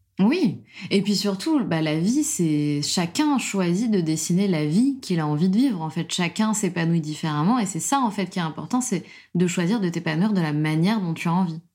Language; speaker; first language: French; native; French